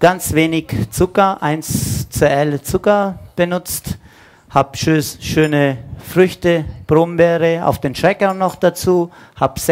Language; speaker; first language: German; non-native, fluent; Italian